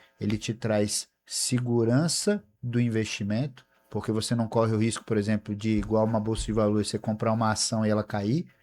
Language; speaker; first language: Portuguese; native; Portuguese